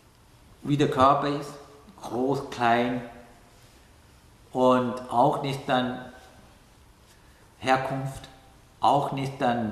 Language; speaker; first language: German; non-native, fluent; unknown